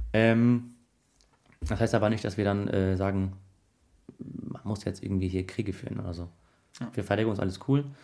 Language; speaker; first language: German; early bilingual, other home language; Arabic